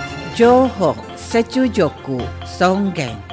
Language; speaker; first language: Japanese; non-native, fluent; Indonesian